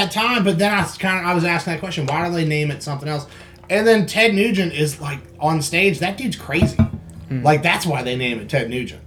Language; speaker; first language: English; native; English